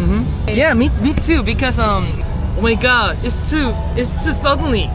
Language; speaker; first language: English; non-native, learner; Korean